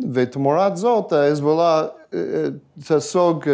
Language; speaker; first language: Hebrew; non-native, fluent; English